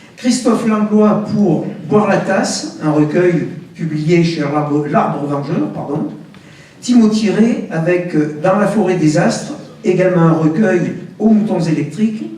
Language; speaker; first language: French; native; French